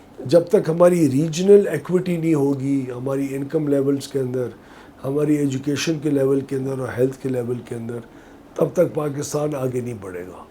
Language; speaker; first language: Urdu; native; Urdu